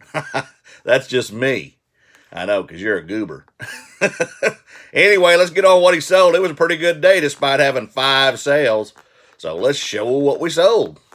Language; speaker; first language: English; native; English